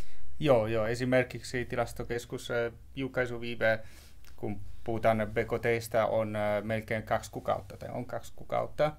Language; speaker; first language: Finnish; non-native, learner; Italian